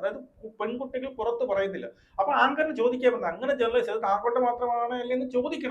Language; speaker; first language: Malayalam; native; Malayalam